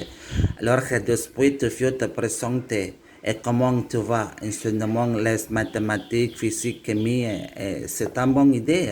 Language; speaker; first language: French; non-native, learner; Indonesian